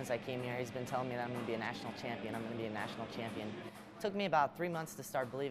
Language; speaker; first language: English; native; English